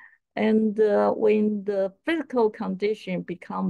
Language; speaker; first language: English; non-native, fluent; Chinese